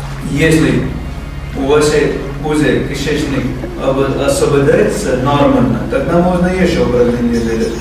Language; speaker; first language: Russian; non-native, learner; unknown